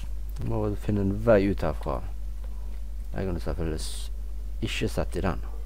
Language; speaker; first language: Norwegian; native; Norwegian